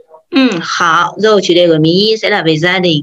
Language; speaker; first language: Chinese; non-native, fluent; Vietnamese